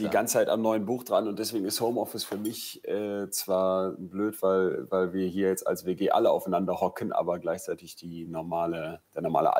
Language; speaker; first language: German; native; German